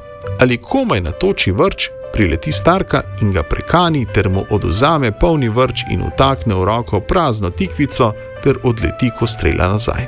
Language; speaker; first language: Slovenian; native; Slovenian